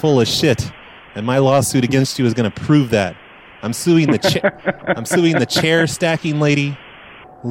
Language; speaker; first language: English; native; English